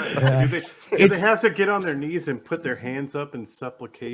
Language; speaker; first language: English; native; English